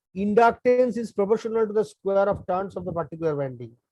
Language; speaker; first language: English; non-native, local second language; Bangla